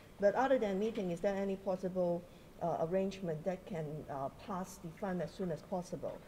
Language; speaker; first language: English; non-native, local second language; Cantonese